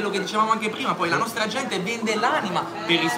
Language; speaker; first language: Italian; native; Italian